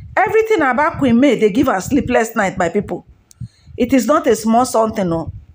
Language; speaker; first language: Nigerian Pidgin; non-native, local second language; Igbo